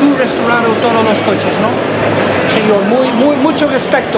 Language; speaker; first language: Spanish; non-native, learner; English